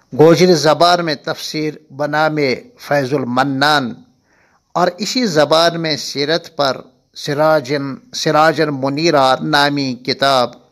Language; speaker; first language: Urdu; non-native, local second language; Kashmiri